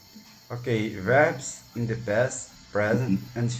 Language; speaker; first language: English; non-native, learner; Portuguese